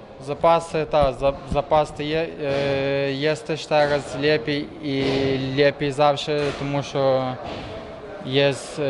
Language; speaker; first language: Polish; non-native, learner; Ukrainian